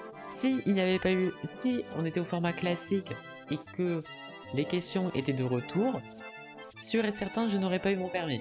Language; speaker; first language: French; native; French